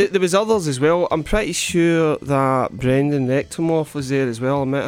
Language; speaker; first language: English; native; English